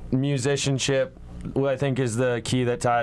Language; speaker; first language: English; native; English